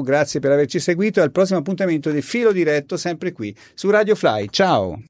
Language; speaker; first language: Italian; native; Italian